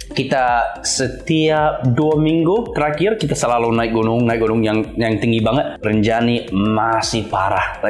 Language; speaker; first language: Indonesian; non-native, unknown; English